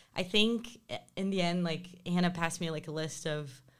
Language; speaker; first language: English; non-native, fluent; Portuguese